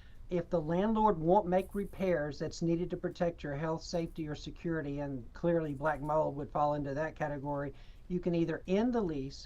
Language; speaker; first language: English; native; English